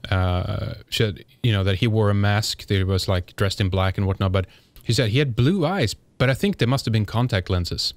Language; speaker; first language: English; non-native, fluent; Swedish